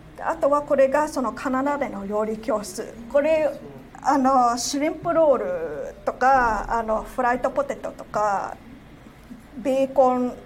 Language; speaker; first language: Japanese; non-native, fluent; Cantonese